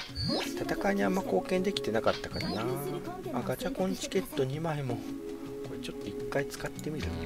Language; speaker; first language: Japanese; native; Japanese